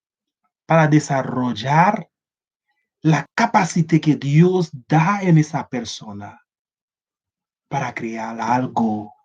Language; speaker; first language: Spanish; non-native, learner; Haitian Creole